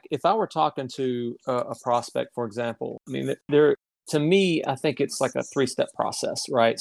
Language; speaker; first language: English; native; English